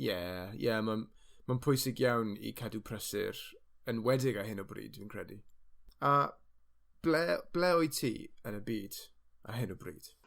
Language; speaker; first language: Welsh; non-native, learner; English